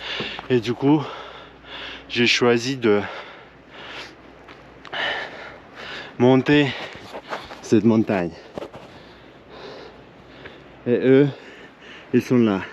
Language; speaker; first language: French; non-native, learner; Russian